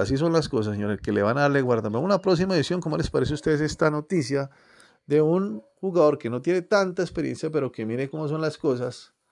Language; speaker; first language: Spanish; native; Spanish